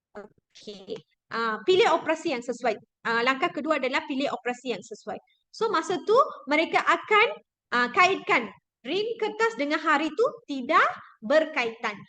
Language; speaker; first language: Malay; non-native, local second language; Tamil